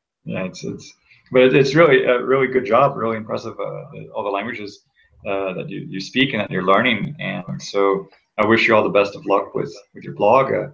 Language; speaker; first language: English; native; English